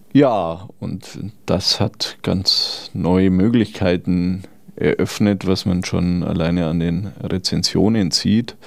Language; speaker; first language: German; native; German